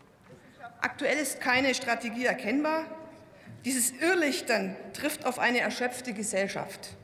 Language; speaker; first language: German; native; German